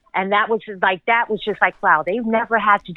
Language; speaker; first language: English; native; English